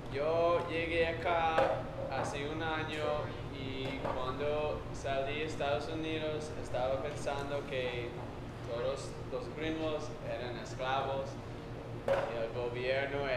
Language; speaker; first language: Spanish; non-native, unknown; English